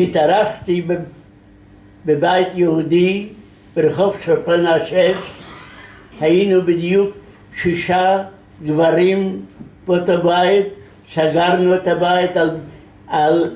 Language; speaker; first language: Hebrew; non-native, fluent; Yiddish